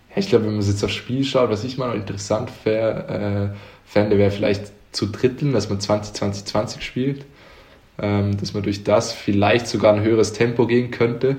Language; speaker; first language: German; native; German